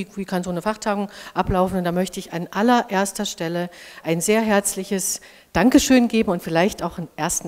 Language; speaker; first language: German; native; German